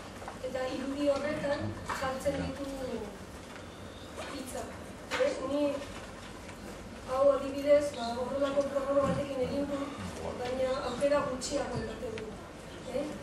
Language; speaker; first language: Basque; non-native, local second language; Spanish